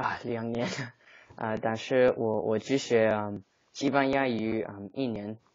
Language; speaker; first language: Chinese; non-native, learner; English